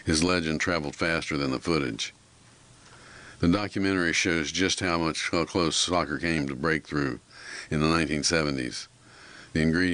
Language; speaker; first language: English; native; English